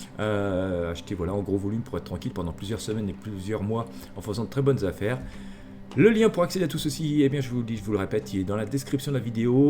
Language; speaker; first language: French; native; French